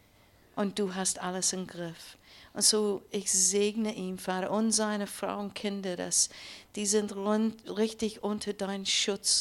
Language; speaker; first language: German; non-native, learner; English